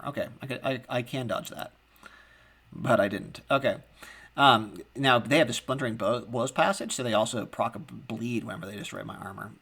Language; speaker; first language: English; native; English